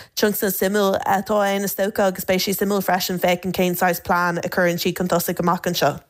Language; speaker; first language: Irish; native; Irish